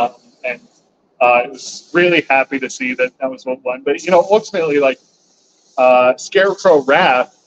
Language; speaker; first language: English; native; English